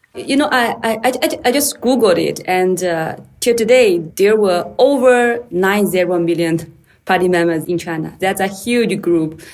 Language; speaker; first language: English; non-native, fluent; Chinese